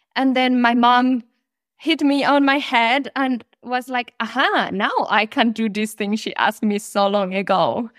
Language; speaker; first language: English; non-native, fluent; Spanish